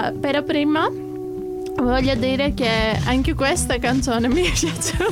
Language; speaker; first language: Italian; non-native, fluent; Greek